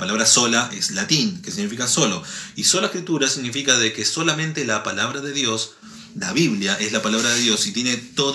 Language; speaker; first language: Spanish; native; Spanish